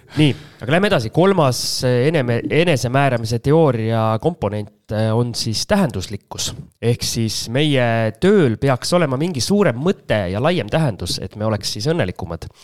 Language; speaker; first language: Estonian; native; Estonian